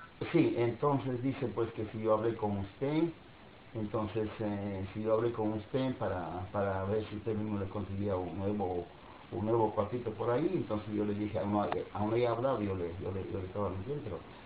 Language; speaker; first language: Spanish; native; Spanish